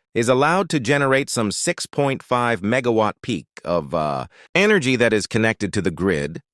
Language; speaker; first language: English; non-native, local second language; Filipino